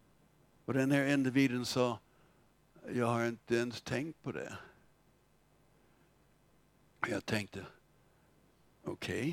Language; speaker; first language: Swedish; non-native, fluent; English